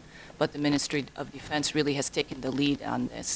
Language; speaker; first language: English; native; English